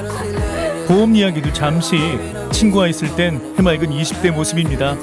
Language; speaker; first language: Korean; native; Korean